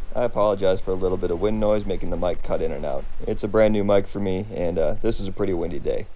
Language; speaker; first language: English; native; English